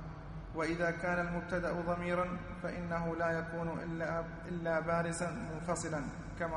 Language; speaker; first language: Arabic; native; Arabic